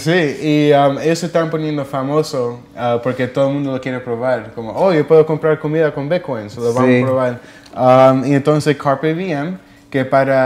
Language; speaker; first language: Spanish; early bilingual, heritage; English